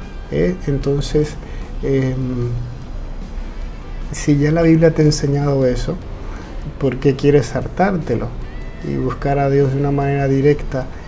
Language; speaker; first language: Spanish; native; Spanish